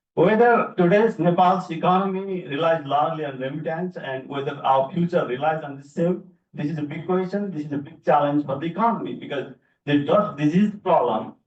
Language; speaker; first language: English; non-native, local second language; Nepali